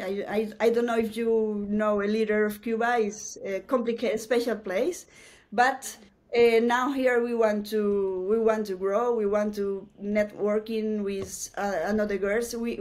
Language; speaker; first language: English; non-native, learner; Spanish